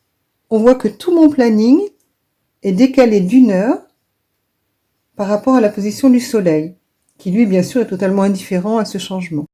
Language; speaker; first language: French; native; French